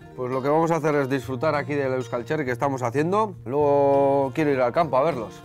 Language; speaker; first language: Spanish; native; Spanish